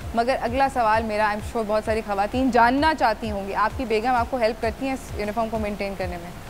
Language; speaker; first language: Urdu; native; Urdu